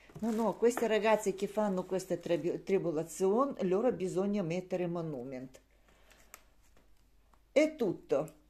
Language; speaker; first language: Italian; non-native, learner; Russian